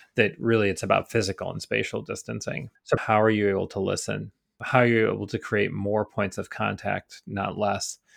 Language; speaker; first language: English; native; English